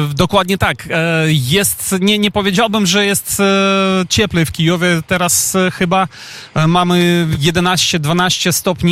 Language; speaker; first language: Polish; non-native, fluent; Ukrainian